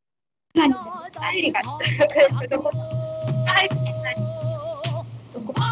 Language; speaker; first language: Korean; native; Korean